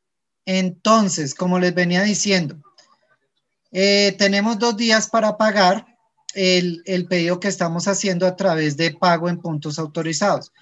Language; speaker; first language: Spanish; native; Spanish